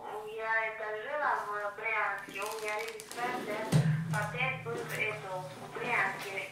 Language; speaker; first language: Russian; non-native, learner; Uzbek